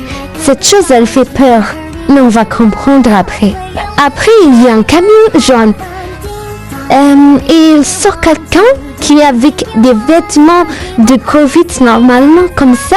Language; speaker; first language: French; non-native, learner; Arabic